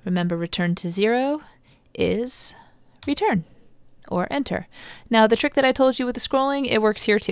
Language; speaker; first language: English; native; English